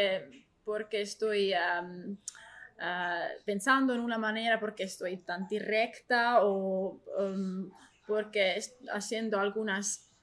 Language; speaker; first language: Spanish; non-native, learner; Estonian